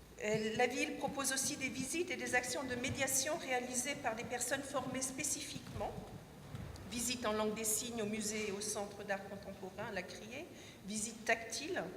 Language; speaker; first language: French; native; French